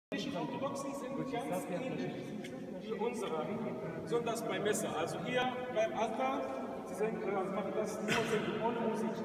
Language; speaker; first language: German; non-native, learner; Arabic